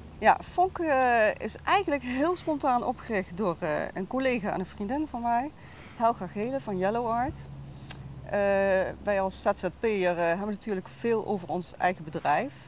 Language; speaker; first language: Dutch; native; Dutch